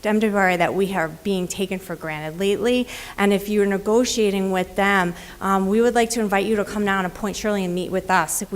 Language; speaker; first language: English; native; English